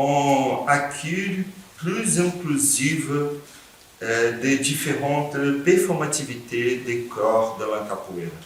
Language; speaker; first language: French; non-native, fluent; Portuguese